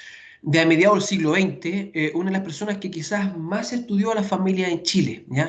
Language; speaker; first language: Spanish; native; Spanish